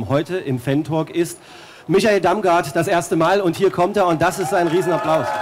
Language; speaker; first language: German; native; German